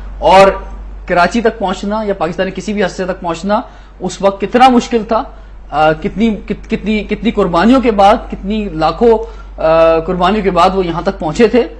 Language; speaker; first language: Urdu; native; Urdu